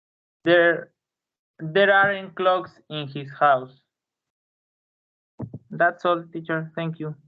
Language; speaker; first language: English; non-native, learner; Spanish